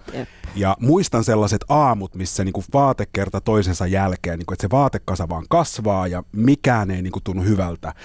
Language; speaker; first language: Finnish; native; Finnish